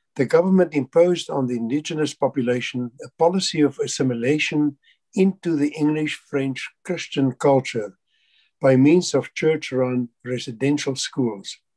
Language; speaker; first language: English; non-native, local second language; Afrikaans